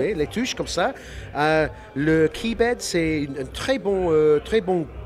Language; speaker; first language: French; non-native, learner; English